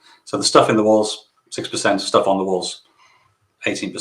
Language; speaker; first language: English; native; English